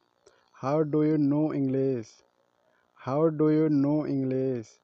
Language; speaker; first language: English; non-native, learner; Odia